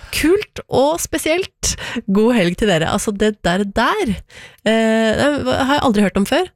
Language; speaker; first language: Norwegian; native; Norwegian